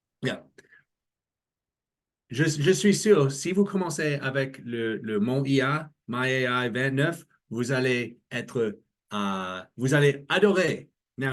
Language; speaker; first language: French; non-native, learner; English